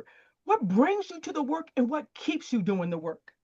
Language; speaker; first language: English; native; English